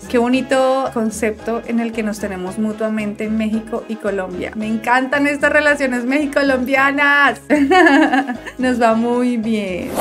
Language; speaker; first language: Spanish; native; Spanish